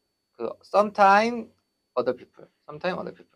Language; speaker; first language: English; non-native, learner; Korean